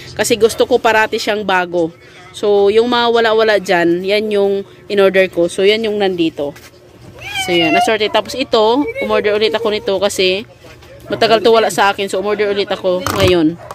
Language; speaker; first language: Filipino; non-native, local second language; Cebuano